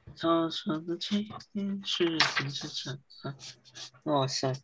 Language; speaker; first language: Chinese; early bilingual, heritage; Chinese